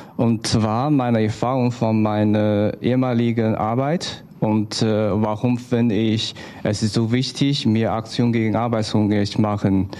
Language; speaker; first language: German; non-native, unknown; Chinese